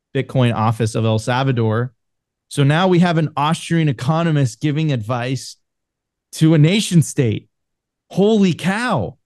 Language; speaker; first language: English; non-native, fluent; Spanish